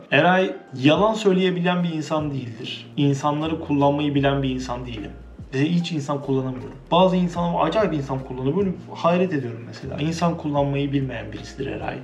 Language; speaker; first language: Turkish; native; Turkish